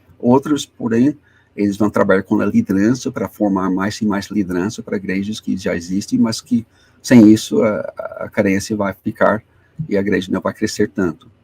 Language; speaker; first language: Portuguese; non-native, fluent; English